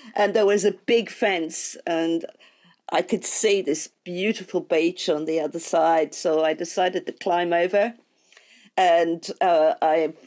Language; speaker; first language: English; native; English